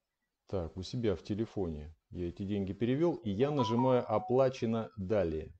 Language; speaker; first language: Russian; native; Russian